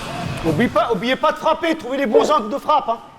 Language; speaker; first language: French; native; French